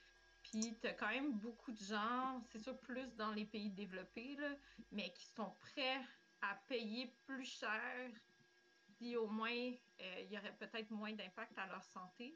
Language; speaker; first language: French; native; French